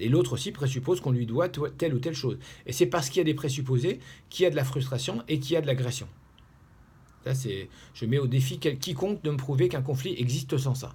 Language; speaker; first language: French; native; French